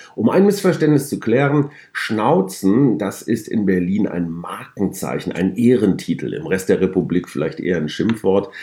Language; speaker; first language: German; native; German